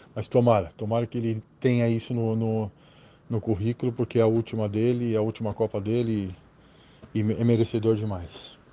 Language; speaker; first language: Portuguese; native; Portuguese